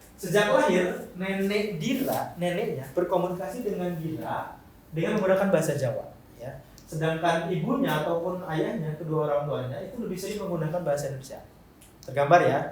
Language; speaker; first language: Indonesian; non-native, local second language; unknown